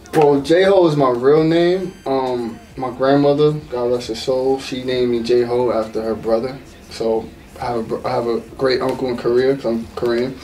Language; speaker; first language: English; native; English